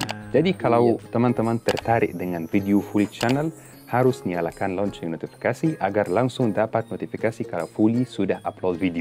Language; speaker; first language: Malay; non-native, fluent; Arabic